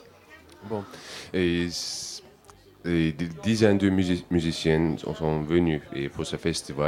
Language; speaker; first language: French; non-native, learner; Turkish